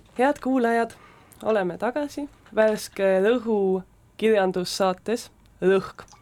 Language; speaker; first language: Estonian; native; Estonian